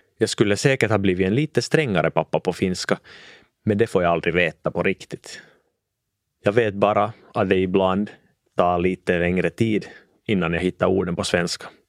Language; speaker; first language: Swedish; non-native, local second language; Finnish